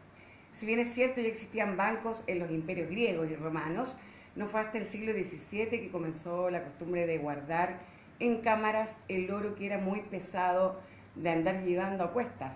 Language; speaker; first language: Spanish; native; Spanish